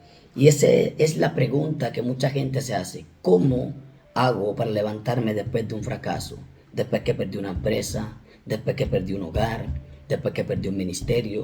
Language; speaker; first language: Spanish; native; Spanish